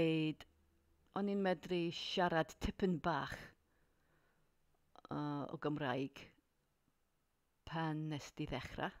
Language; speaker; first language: Welsh; non-native, learner; English